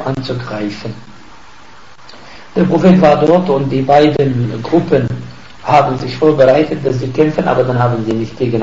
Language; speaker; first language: German; non-native, fluent; Arabic